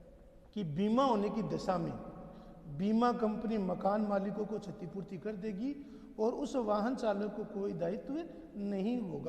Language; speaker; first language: Hindi; native; Hindi